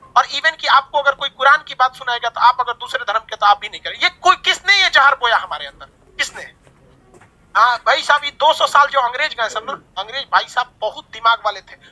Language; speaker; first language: Hindi; native; Hindi